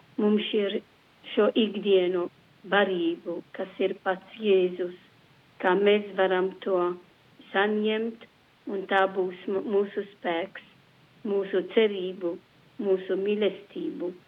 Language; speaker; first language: Latvian; non-native, learner; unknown